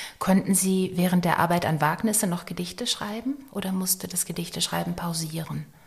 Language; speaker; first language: German; native; German